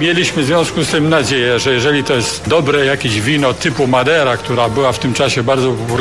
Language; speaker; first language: Polish; native; Polish